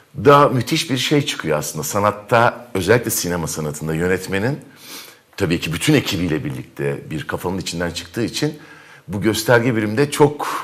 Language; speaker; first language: Turkish; native; Turkish